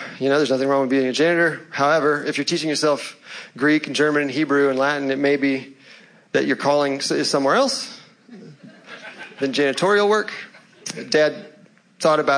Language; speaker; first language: English; native; English